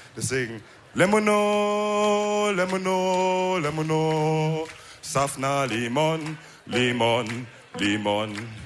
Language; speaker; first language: German; early bilingual, other home language; Wolof